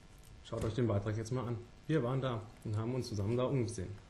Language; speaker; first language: German; native; German